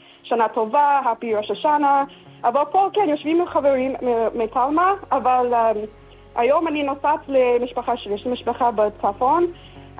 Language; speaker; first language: Hebrew; non-native, learner; English